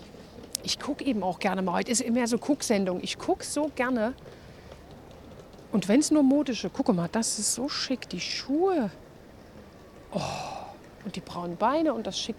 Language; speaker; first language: German; native; German